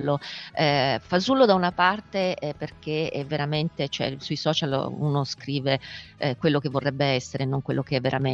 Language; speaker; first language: Italian; native; Italian